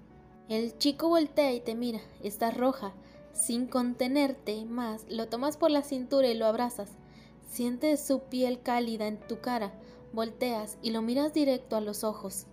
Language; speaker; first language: Spanish; native; Spanish